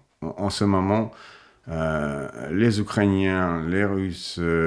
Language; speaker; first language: French; non-native, fluent; Russian